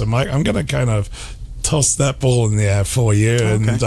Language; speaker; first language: English; native; English